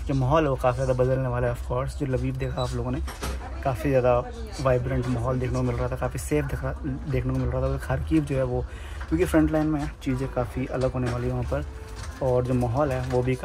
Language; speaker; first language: Hindi; native; Hindi